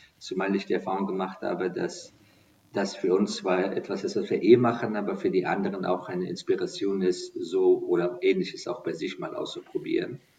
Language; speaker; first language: German; non-native, fluent; Persian